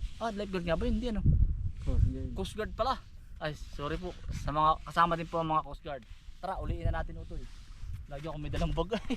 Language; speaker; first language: Filipino; native; Filipino